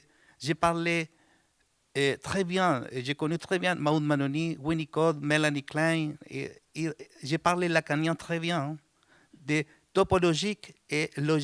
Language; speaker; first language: French; non-native, learner; Spanish